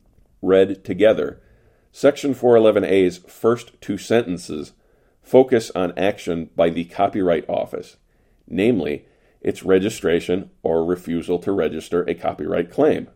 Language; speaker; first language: English; native; English